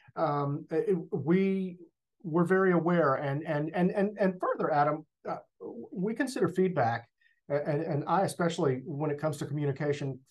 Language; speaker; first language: English; native; English